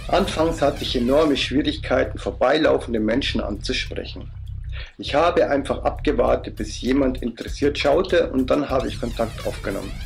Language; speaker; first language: German; native; German